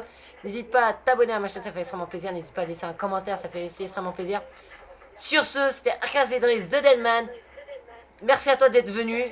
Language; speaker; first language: French; native; French